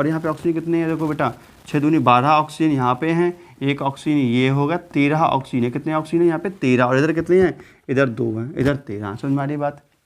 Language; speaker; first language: Hindi; native; Hindi